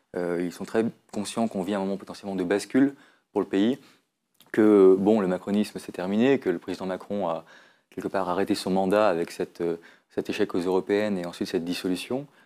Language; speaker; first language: French; native; French